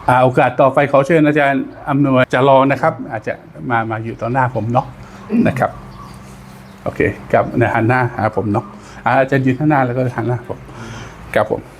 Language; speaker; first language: Thai; native; Thai